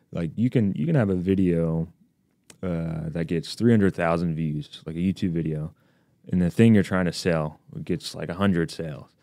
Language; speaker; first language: English; native; English